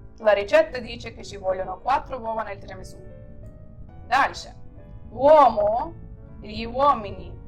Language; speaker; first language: Italian; non-native, fluent; Ukrainian